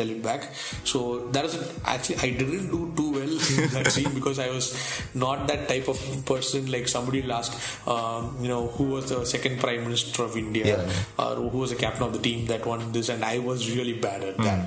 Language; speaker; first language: English; non-native, local second language; Tamil